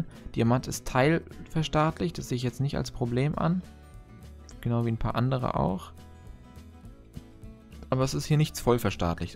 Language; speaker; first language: German; native; German